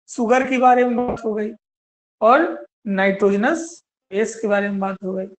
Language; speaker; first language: Hindi; native; Hindi